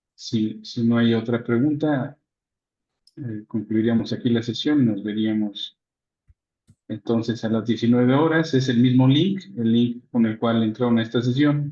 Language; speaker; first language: Spanish; native; Spanish